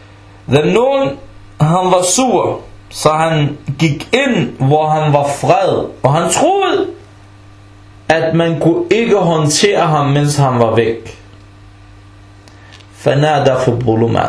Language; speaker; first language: Danish; early bilingual, other home language; Arabic